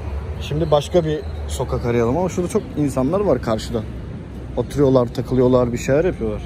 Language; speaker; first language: Turkish; native; Turkish